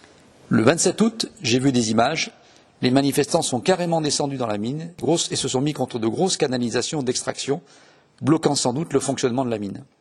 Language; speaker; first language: French; native; French